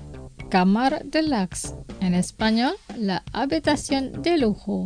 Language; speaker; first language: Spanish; non-native, fluent; Indonesian